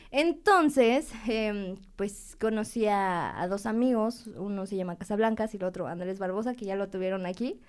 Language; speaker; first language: Spanish; native; Spanish